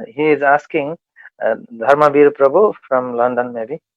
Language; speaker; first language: English; non-native, local second language; Nepali